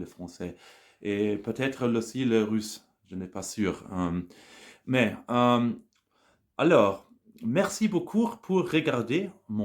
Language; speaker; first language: French; non-native, learner; German